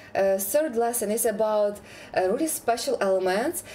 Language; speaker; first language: English; non-native, fluent; Ukrainian